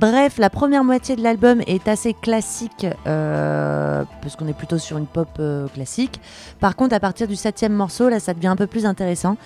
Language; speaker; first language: French; native; French